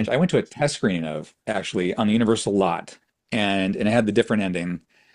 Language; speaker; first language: English; native; English